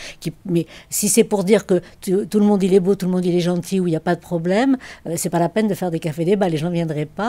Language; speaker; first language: French; native; French